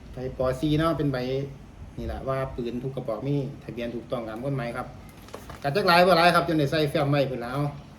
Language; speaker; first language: Thai; native; Thai